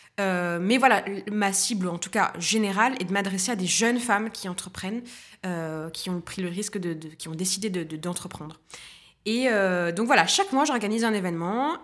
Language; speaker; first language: French; non-native, local second language; Arabic